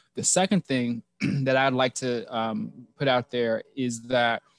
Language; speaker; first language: English; native; English